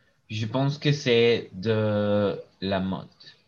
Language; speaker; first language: French; non-native, learner; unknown